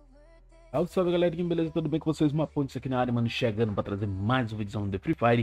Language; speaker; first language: Portuguese; native; Portuguese